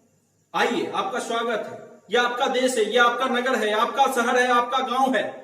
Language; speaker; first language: Hindi; native; Hindi